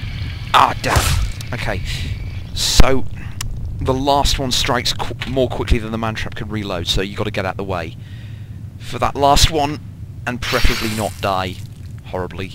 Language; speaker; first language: English; native; English